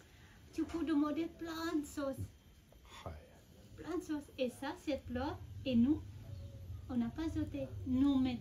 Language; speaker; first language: French; non-native, fluent; Balinese